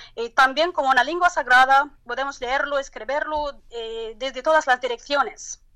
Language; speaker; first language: Spanish; non-native, learner; Turkish